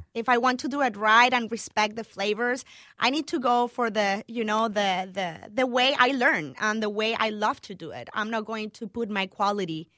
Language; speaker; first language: English; non-native, fluent; Spanish